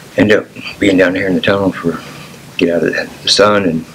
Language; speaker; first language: English; native; English